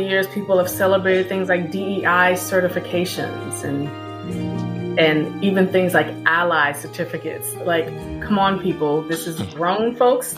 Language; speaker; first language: English; native; English